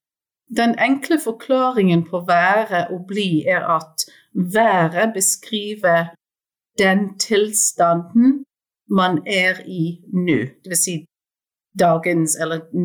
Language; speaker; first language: Norwegian; non-native, fluent; English